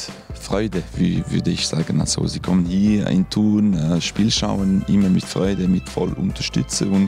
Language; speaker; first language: German; non-native, local second language; French